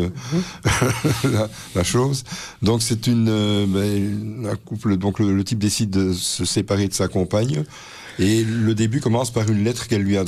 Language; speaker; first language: French; native; French